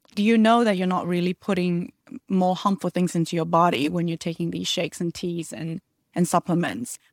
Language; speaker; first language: English; early bilingual, other home language; Chinese